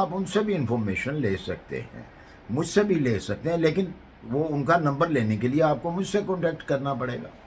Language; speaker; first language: Urdu; native; Urdu